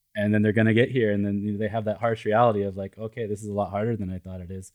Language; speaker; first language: English; native; English